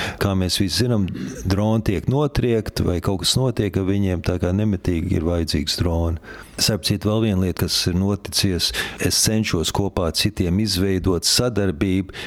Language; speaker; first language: Latvian; early bilingual, heritage; Latvian